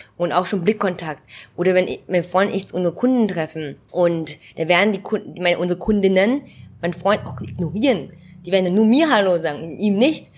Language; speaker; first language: German; early bilingual, other home language; Vietnamese